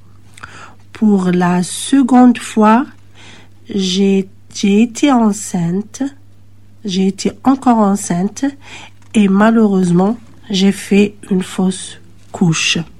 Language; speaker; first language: French; non-native, local second language; Arabic